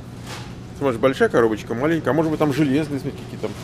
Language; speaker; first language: Russian; native; Russian